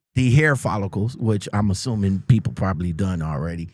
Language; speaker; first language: English; native; English